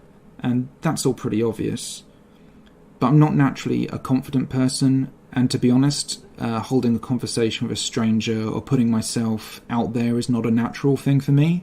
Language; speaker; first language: English; native; English